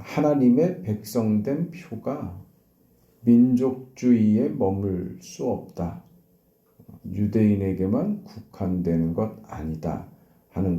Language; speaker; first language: Korean; native; Korean